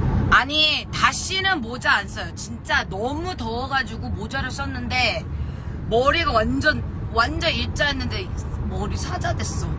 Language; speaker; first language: Korean; early bilingual, heritage; Korean